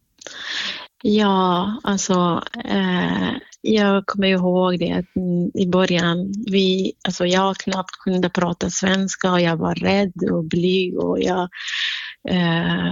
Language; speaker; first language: Swedish; non-native, fluent; Central Kurdish